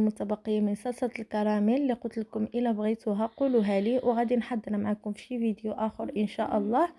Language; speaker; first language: Arabic; native; Arabic